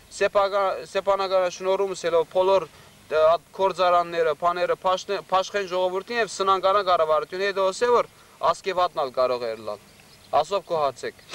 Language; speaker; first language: Armenian; early bilingual, heritage; Armenian